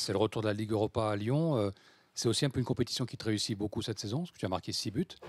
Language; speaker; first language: French; native; French